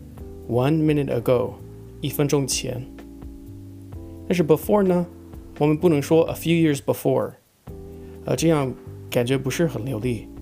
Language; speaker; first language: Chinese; non-native, fluent; English